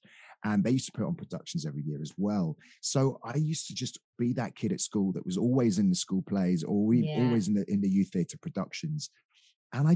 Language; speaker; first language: English; native; English